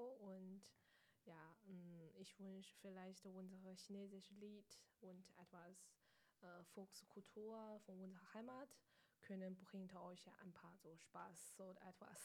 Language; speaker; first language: German; non-native, learner; Chinese